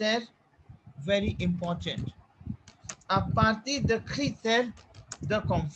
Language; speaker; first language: French; non-native, fluent; Hindi